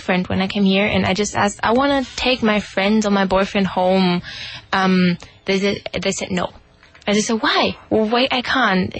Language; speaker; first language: English; non-native, fluent; German